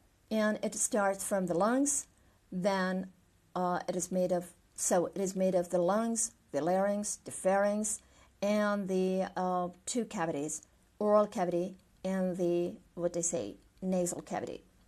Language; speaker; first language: English; non-native, fluent; Persian